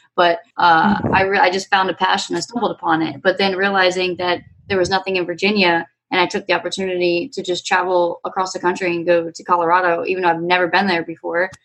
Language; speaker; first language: English; native; English